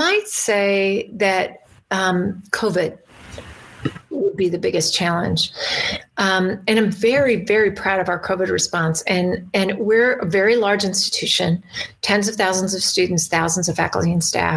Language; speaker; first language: English; native; English